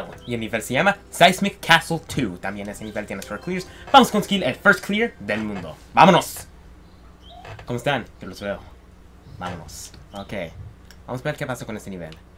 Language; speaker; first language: Spanish; early bilingual, heritage; Spanish